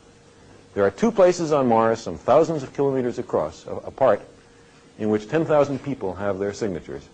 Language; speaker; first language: English; native; English